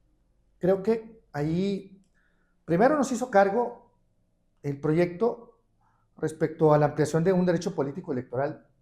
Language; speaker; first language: Spanish; native; Spanish